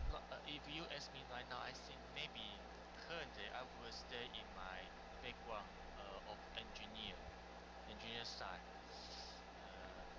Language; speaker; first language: English; non-native, learner; Chinese